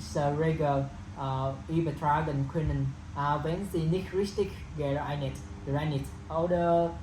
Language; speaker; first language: German; non-native, learner; Vietnamese